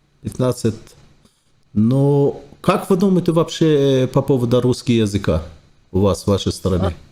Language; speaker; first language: Russian; non-native, fluent; Turkish